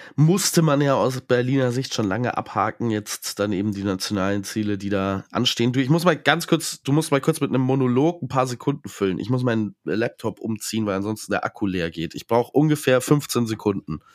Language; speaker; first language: German; native; German